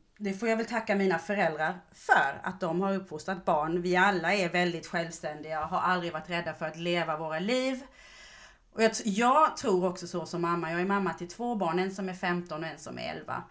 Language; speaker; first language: Swedish; native; Swedish